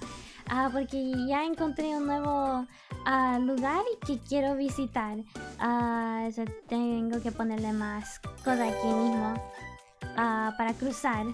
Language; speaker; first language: Spanish; early bilingual, heritage; Spanish